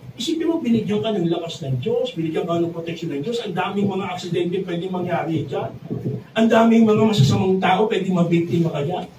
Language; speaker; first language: Filipino; native; Filipino